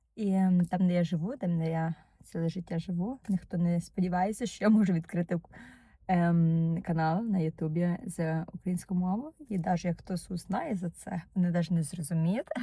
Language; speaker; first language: Ukrainian; native; Ukrainian